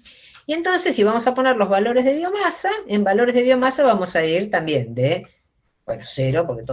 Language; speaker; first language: Spanish; native; Spanish